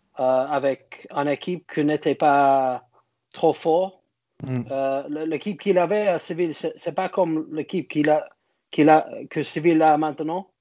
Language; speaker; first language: French; non-native, learner; English